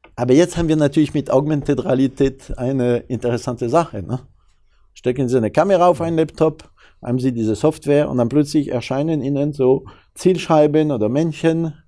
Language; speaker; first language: German; non-native, fluent; French